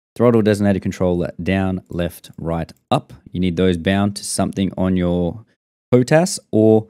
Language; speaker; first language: English; native; English